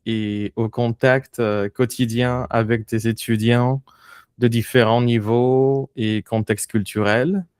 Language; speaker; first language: French; non-native, fluent; Spanish